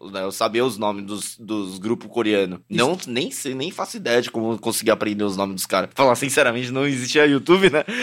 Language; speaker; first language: Portuguese; early bilingual, other home language; Korean